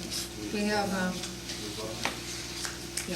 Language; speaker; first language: English; native; English